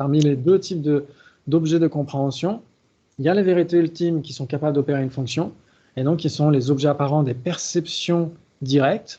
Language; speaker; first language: French; native; French